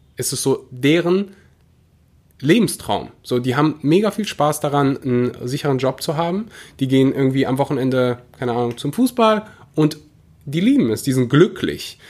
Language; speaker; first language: German; early bilingual, other home language; Russian